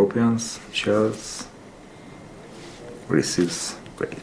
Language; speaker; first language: English; non-native, learner; Russian